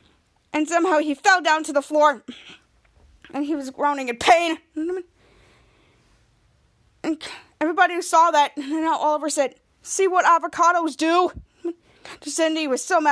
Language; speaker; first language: English; native; English